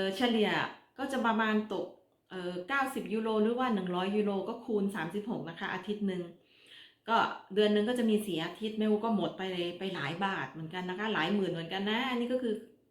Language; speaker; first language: Thai; native; Thai